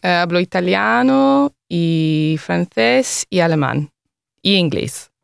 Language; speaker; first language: Spanish; non-native, learner; English